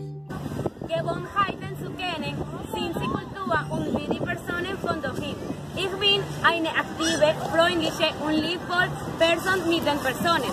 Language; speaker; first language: German; non-native, learner; Spanish